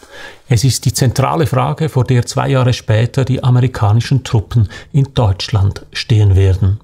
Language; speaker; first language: German; native; German